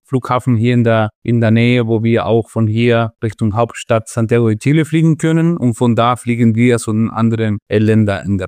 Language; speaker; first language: German; non-native, fluent; Spanish